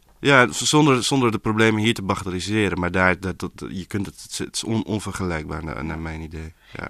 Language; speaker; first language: Dutch; early bilingual, other home language; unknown